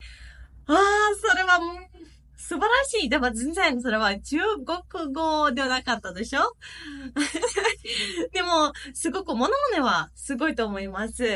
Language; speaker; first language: Japanese; non-native, fluent; Ukrainian